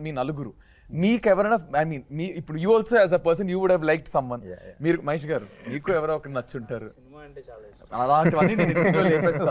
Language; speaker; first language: Telugu; native; Telugu